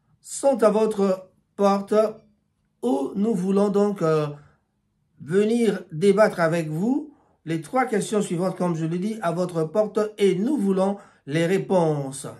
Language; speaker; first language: French; non-native, local second language; Lingala